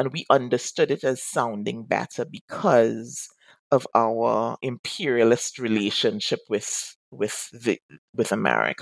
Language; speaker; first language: English; native; English